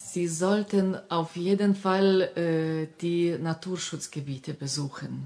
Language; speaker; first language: German; non-native, fluent; Lithuanian